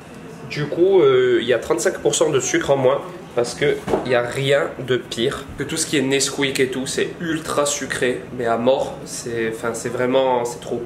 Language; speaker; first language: French; native; French